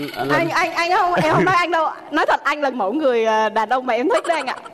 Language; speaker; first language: Vietnamese; native; Vietnamese